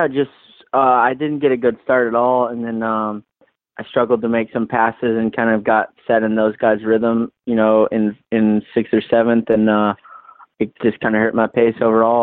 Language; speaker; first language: English; native; English